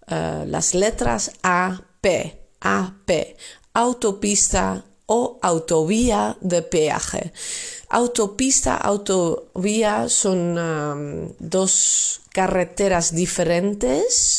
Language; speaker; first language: Spanish; non-native, fluent; Dutch